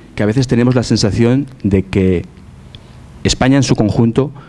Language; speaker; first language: Spanish; native; Spanish